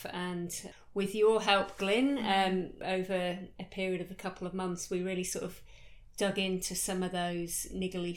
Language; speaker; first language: English; native; English